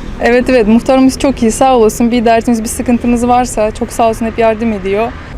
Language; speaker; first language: Turkish; non-native, fluent; Russian